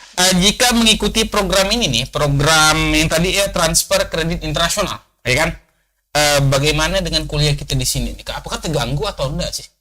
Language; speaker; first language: Indonesian; native; Indonesian